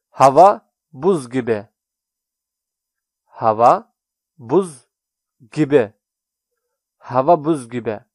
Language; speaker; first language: Turkish; non-native, fluent; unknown